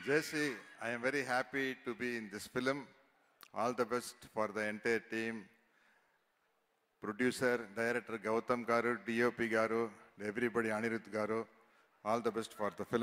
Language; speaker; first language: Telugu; non-native, learner; Tamil